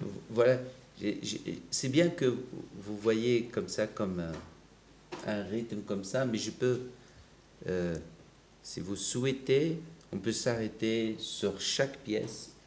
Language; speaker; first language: French; non-native, local second language; Arabic